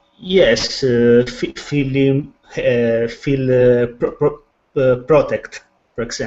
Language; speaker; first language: English; non-native, learner; Italian